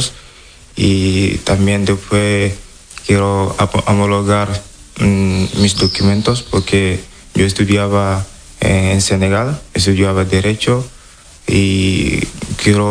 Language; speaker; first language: Spanish; non-native, learner; Wolof